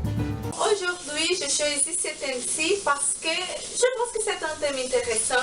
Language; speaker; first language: French; non-native, learner; Portuguese